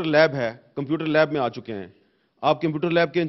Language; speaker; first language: Urdu; native; Urdu